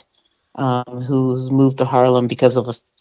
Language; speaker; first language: English; native; English